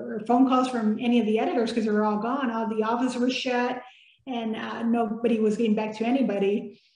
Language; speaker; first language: English; early bilingual, other home language; Spanish